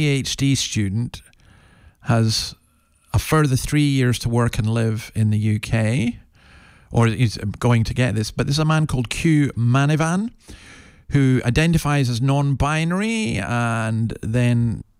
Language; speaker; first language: English; native; English